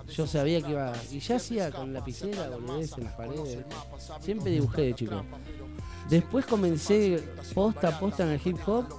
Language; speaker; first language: Spanish; native; Spanish